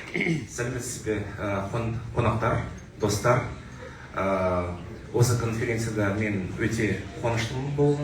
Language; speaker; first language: Kazakh; non-native, local second language; Russian